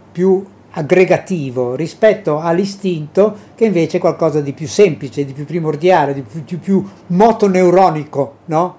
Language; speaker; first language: Italian; native; Italian